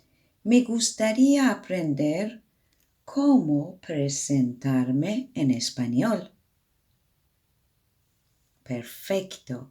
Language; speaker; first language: Spanish; non-native, learner; Persian